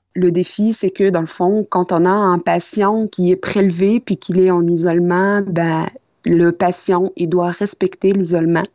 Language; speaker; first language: French; non-native, local second language; Arabic